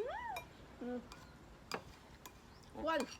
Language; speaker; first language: English; non-native, learner; Thai